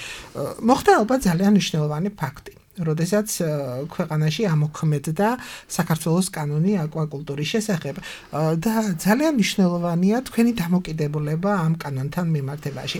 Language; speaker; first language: Georgian; native; Georgian